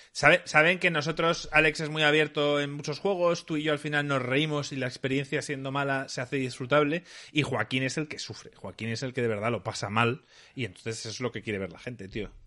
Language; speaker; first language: Spanish; native; Spanish